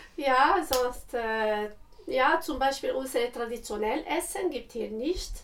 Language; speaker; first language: German; non-native, learner; Arabic